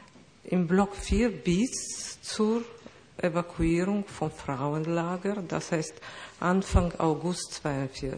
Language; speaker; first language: German; non-native, fluent; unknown